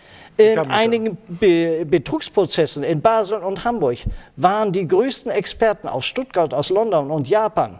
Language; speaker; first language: German; native; German